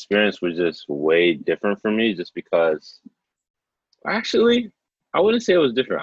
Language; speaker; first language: English; native; English